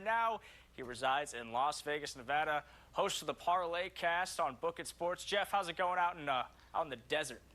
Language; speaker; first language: English; native; English